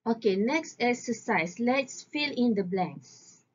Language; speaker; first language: English; non-native, local second language; Malay